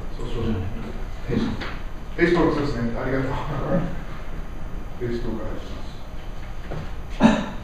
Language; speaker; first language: Japanese; non-native, learner; English